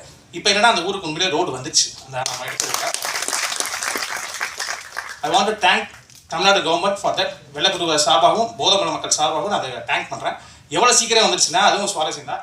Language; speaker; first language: Tamil; native; Tamil